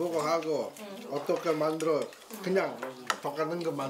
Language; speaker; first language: Korean; non-native, learner; Indonesian